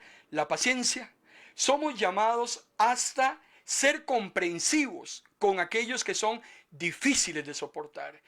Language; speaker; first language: Spanish; native; Spanish